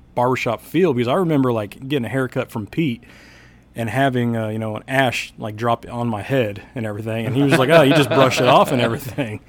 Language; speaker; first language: English; native; English